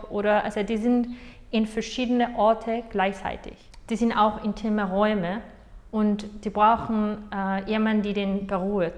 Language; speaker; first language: German; non-native, fluent; Spanish